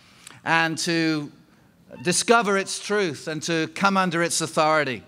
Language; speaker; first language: English; native; English